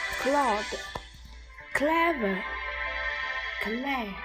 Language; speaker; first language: English; non-native, fluent; Chinese